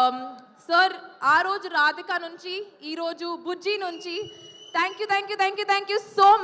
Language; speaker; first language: Telugu; non-native, fluent; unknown